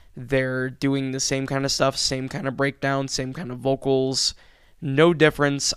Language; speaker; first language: English; early bilingual, other home language; Spanish